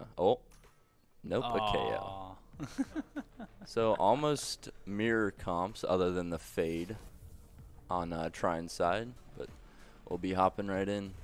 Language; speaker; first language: English; native; English